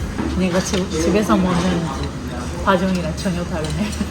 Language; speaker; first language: Korean; non-native, fluent; Japanese